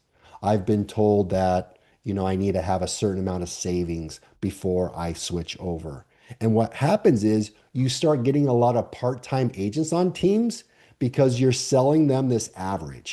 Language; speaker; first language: English; native; English